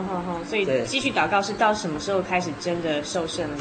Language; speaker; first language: Chinese; native; Chinese